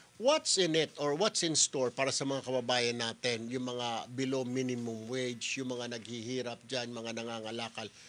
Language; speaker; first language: Filipino; native; Filipino